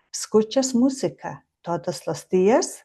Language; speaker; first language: Spanish; non-native, fluent; Mongolian